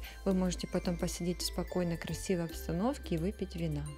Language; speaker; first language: Russian; native; Russian